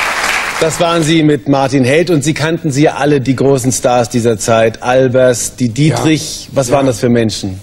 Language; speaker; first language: German; native; German